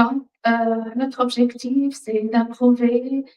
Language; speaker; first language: French; non-native, fluent; Arabic